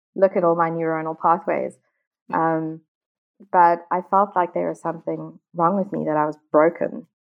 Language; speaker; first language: English; native; English